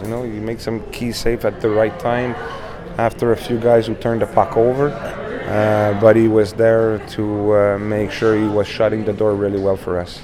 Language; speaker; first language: English; non-native, fluent; French